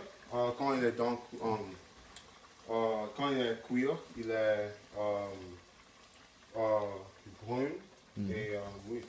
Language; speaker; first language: French; non-native, learner; English